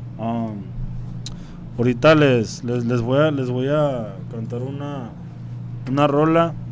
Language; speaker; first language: Spanish; early bilingual, heritage; Spanish